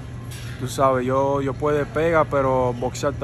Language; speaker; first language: Spanish; early bilingual, heritage; Spanish